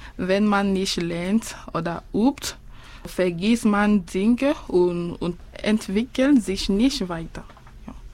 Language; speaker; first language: German; non-native, fluent; French